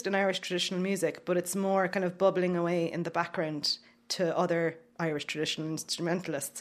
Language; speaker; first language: English; native; English